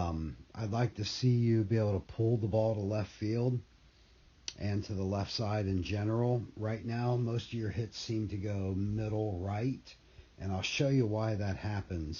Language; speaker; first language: English; native; English